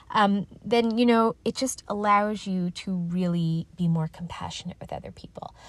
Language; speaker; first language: English; native; English